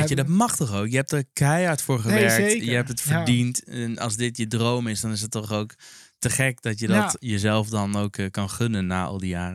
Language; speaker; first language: Dutch; native; Dutch